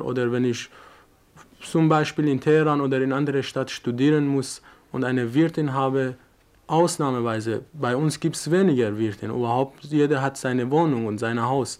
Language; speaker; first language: German; non-native, fluent; Persian